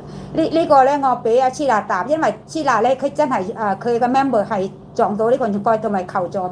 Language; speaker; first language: Cantonese; non-native, learner; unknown